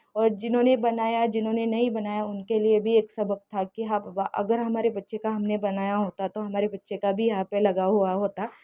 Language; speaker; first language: Hindi; non-native, local second language; Marathi